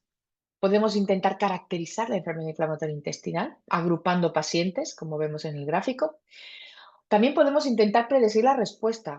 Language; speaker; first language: Spanish; native; Spanish